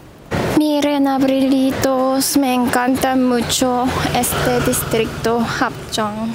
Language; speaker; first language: Spanish; non-native, fluent; Korean